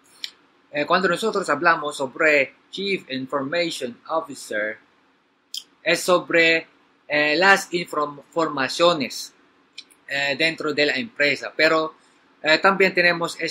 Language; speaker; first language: Spanish; non-native, learner; Filipino